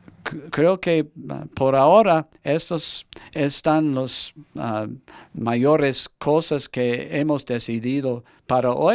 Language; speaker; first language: Spanish; non-native, fluent; English